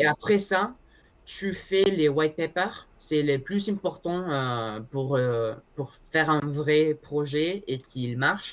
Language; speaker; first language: French; non-native, learner; Spanish